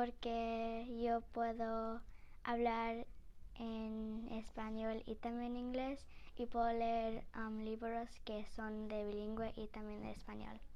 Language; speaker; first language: Spanish; early bilingual, other home language; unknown